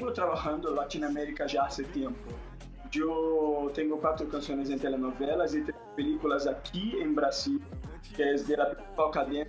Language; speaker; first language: Spanish; non-native, fluent; Portuguese